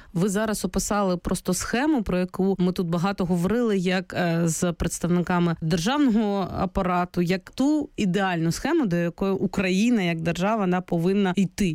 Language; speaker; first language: Ukrainian; native; Ukrainian